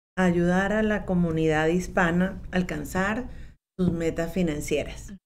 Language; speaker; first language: Spanish; native; Spanish